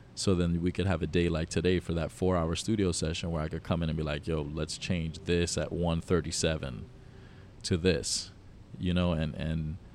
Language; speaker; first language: English; native; English